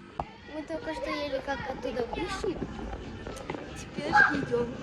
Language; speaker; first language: Russian; non-native, local second language; Kazakh